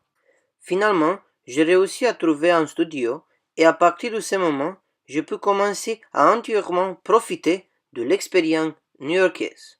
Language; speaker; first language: French; non-native, fluent; Romanian